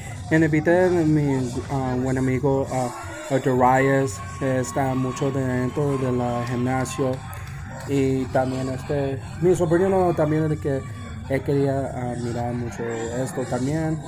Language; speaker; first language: Spanish; early bilingual, heritage; English